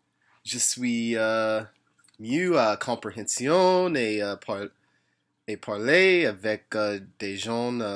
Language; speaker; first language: French; non-native, learner; English